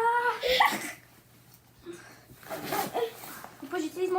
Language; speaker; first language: French; native; French